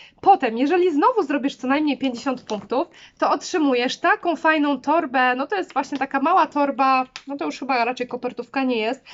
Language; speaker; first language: Polish; native; Polish